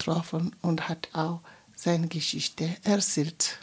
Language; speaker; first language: German; non-native, fluent; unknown